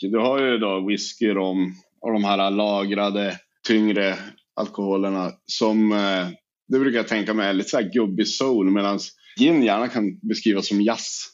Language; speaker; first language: Swedish; native; Swedish